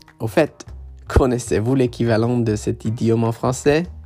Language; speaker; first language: French; non-native, fluent; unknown